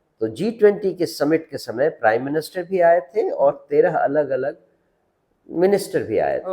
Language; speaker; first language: Hindi; native; Hindi